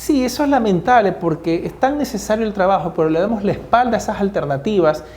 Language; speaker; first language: Spanish; native; Spanish